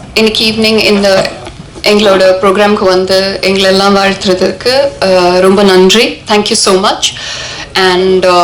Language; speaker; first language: Tamil; non-native, local second language; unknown